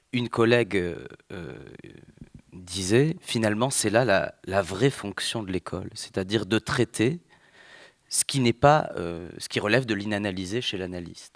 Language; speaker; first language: French; native; French